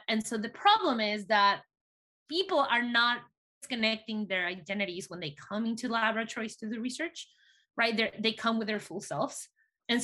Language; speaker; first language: English; non-native, fluent; Spanish